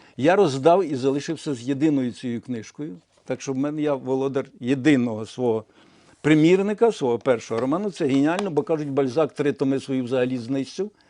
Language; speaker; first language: Ukrainian; non-native, local second language; Russian